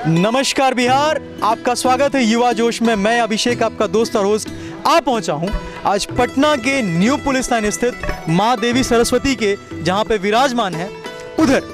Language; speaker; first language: Hindi; native; Hindi